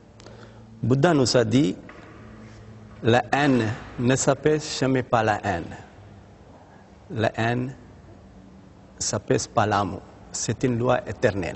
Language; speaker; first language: French; non-native, fluent; Sinhala